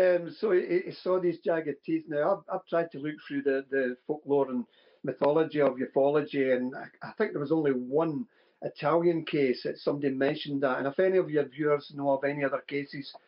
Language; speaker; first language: English; native; English